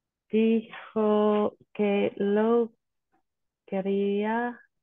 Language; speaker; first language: Spanish; non-native, learner; English